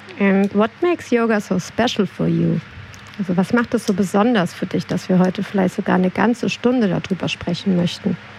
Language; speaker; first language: German; native; German